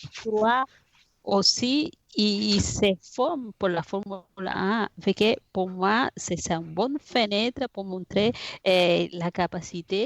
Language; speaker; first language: French; non-native, fluent; Spanish